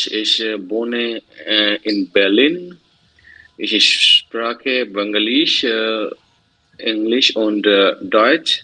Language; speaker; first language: German; non-native, learner; Bangla